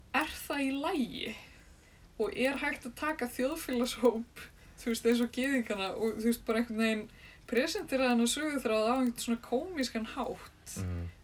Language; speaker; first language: Icelandic; native; Icelandic